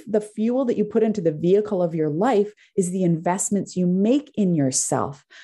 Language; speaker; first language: English; native; English